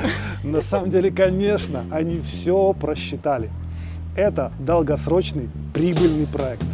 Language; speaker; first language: Russian; native; Russian